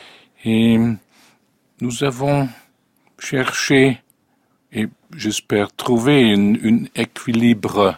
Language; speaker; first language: French; non-native, fluent; Hungarian